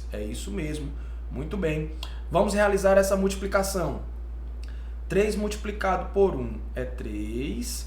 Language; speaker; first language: Portuguese; native; Portuguese